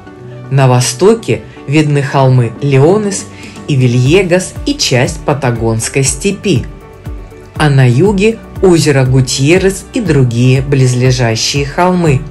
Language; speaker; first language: Russian; native; Russian